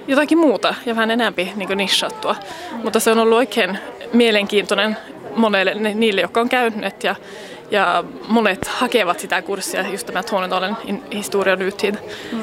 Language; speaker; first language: Finnish; early bilingual, heritage; Finnish